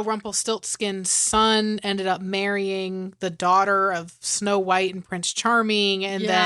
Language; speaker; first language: English; native; English